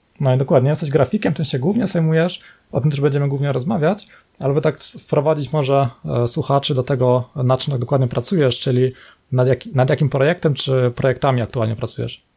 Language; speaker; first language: Polish; native; Polish